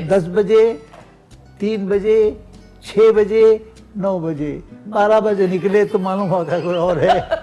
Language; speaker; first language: Urdu; native; Urdu